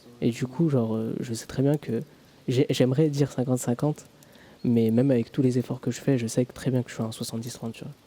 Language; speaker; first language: French; early bilingual, other home language; Tamil